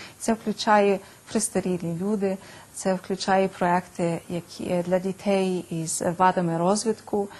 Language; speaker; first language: Ukrainian; early bilingual, heritage; Ukrainian